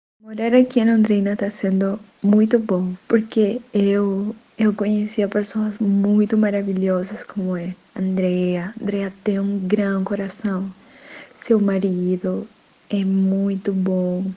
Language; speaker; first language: Portuguese; non-native, learner; Spanish